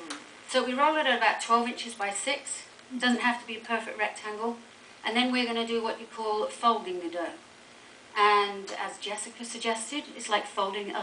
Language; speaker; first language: English; native; English